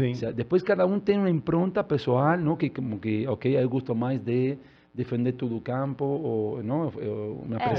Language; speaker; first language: Portuguese; non-native, learner; Spanish